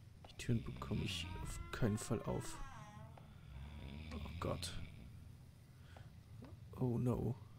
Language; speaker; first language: German; native; German